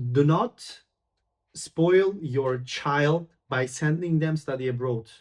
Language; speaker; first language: English; non-native, fluent; Uzbek